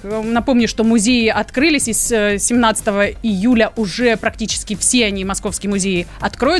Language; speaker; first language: Russian; native; Russian